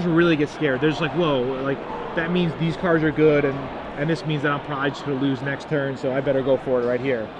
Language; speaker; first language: English; native; English